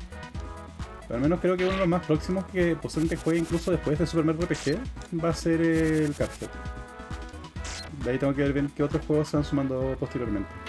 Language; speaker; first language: Spanish; native; Spanish